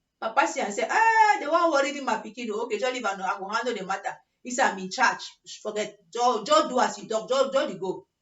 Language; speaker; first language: Nigerian Pidgin; native; Nigerian Pidgin